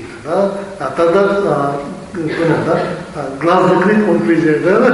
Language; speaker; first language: Russian; non-native, learner; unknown